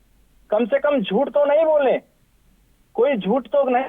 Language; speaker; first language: Hindi; native; Hindi